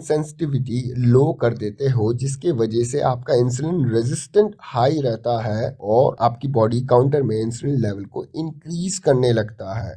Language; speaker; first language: Hindi; native; Hindi